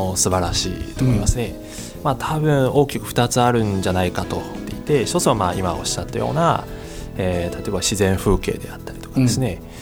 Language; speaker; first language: Japanese; early bilingual, other home language; Chinese